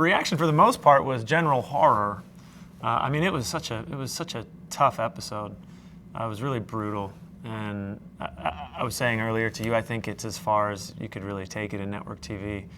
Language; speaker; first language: English; native; English